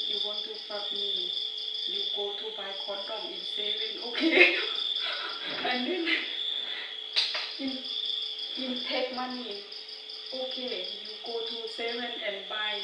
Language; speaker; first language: English; non-native, learner; Thai